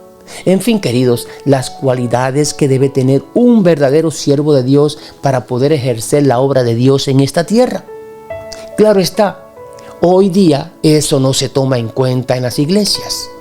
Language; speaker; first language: Spanish; native; Spanish